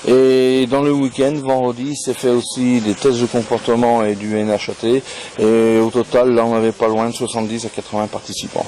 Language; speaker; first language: French; native; French